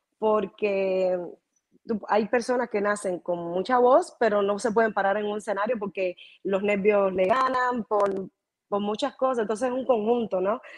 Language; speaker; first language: Spanish; native; Spanish